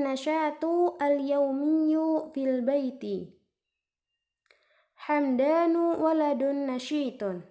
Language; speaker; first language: Arabic; non-native, fluent; Indonesian